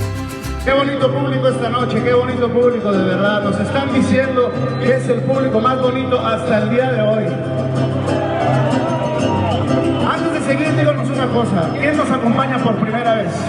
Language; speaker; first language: Spanish; native; Spanish